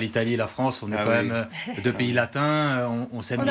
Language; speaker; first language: French; native; French